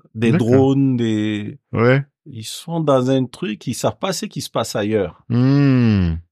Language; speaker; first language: French; non-native, local second language; Bambara